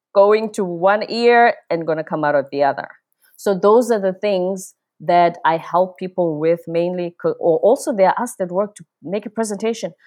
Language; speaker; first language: English; non-native, local second language; Zulu